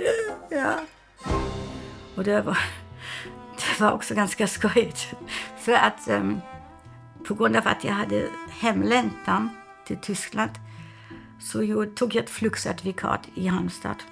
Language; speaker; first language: Swedish; non-native, fluent; German